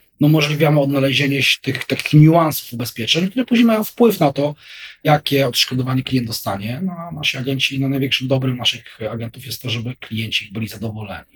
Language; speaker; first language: Polish; native; Polish